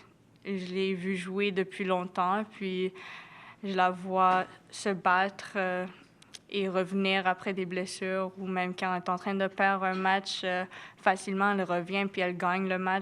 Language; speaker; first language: French; non-native, local second language; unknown